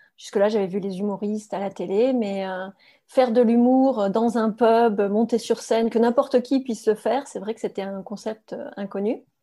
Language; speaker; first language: French; native; French